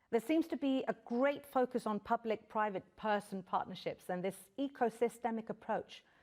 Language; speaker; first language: English; non-native, fluent; Icelandic